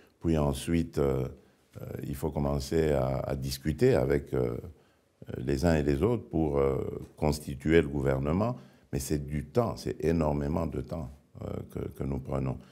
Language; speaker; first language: French; non-native, local second language; Lingala